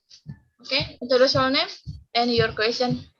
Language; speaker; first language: English; non-native, learner; Indonesian